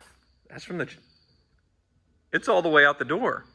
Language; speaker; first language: English; native; English